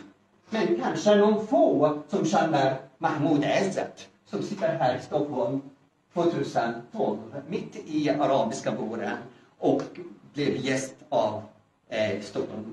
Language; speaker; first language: Swedish; non-native, fluent; Arabic